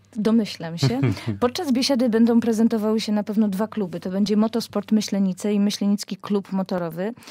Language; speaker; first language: Polish; native; Polish